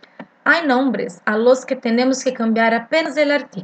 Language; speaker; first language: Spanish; non-native, fluent; Portuguese